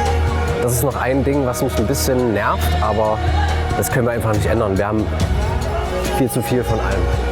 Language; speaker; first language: German; native; German